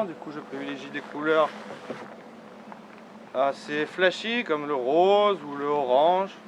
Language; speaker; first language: French; native; French